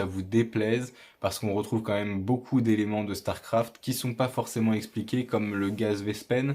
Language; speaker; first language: French; native; French